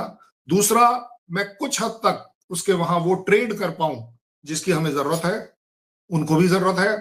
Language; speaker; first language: Hindi; native; Hindi